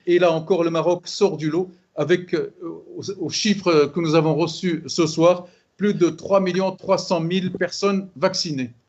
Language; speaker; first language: French; non-native, local second language; Arabic